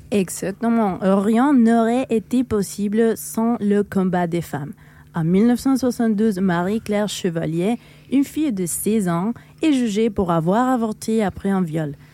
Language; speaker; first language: French; non-native, fluent; Spanish